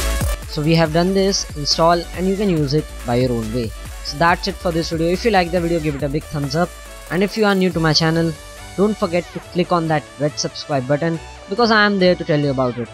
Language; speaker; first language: English; non-native, local second language; Hindi